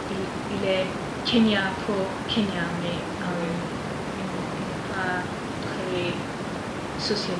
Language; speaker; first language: French; non-native, learner; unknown